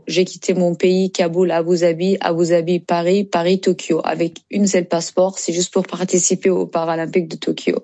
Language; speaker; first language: French; non-native, learner; Persian